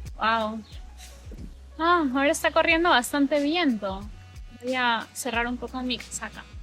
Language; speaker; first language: Spanish; native; Spanish